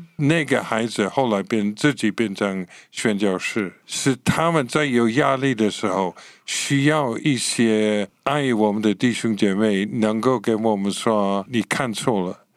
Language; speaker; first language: Chinese; non-native, fluent; English